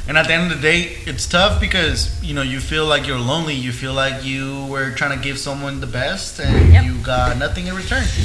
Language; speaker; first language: English; early bilingual, other home language; Spanish